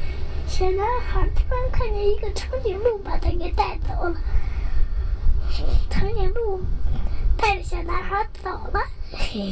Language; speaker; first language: Chinese; native; Chinese